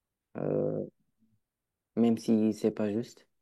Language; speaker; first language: French; non-native, learner; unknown